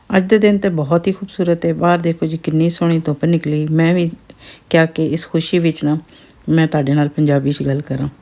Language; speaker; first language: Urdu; non-native, local second language; Pahari-Potwari